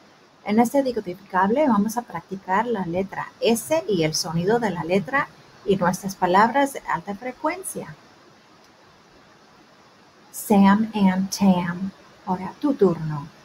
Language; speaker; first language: Spanish; early bilingual, heritage; Spanish